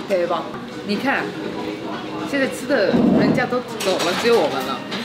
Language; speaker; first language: Chinese; non-native, fluent; Korean